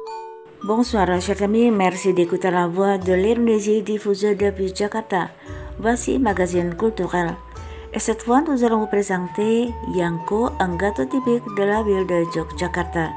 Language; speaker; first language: French; non-native, fluent; Indonesian